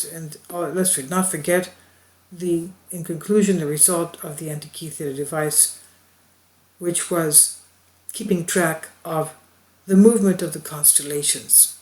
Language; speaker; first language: English; non-native, fluent; Greek